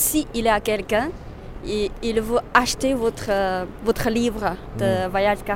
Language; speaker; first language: French; non-native, learner; Chinese